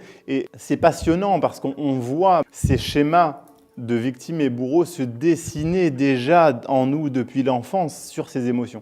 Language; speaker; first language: French; native; French